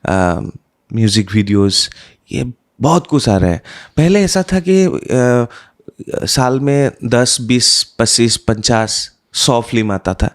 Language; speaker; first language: Hindi; non-native, local second language; Assamese